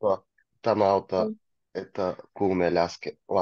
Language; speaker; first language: Finnish; non-native, learner; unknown